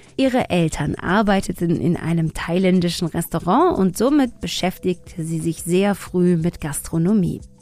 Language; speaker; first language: German; early bilingual, other home language; Tigrinya